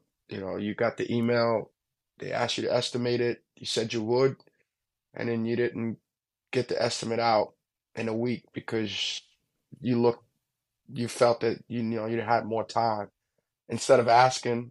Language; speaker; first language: English; native; English